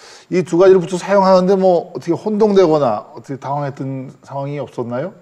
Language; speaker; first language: Korean; native; Korean